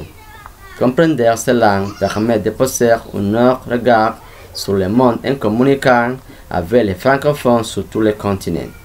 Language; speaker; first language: French; non-native, learner; Spanish